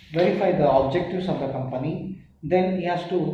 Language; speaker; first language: English; non-native, local second language; Kannada